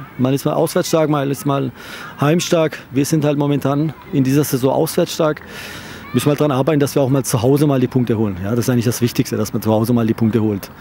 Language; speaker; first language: German; early bilingual, other home language; Turkish